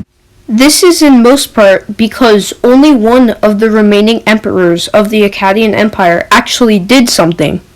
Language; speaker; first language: English; native; English